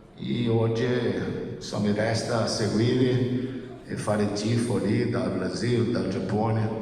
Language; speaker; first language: Italian; non-native, fluent; Portuguese